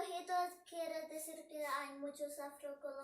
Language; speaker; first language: Spanish; non-native, learner; Portuguese